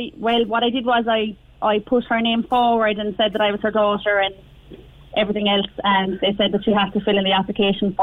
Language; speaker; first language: English; native; English